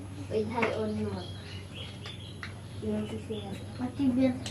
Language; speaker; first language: Filipino; non-native, local second language; Cebuano